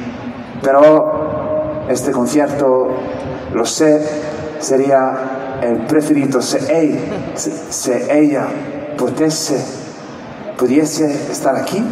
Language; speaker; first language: Spanish; non-native, fluent; French